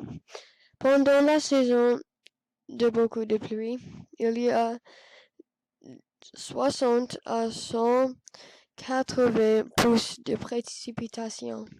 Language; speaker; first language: French; non-native, learner; English